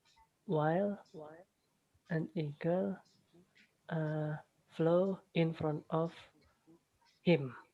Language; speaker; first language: English; non-native, learner; Indonesian